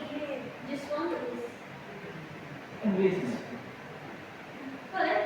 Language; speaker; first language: English; non-native, fluent; Indonesian